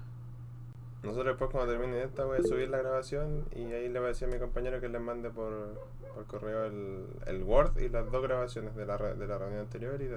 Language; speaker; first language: Spanish; native; Spanish